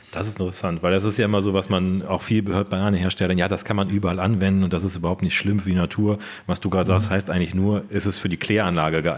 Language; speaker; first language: German; native; German